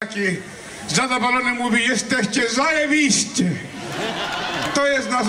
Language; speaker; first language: Polish; non-native, learner; Spanish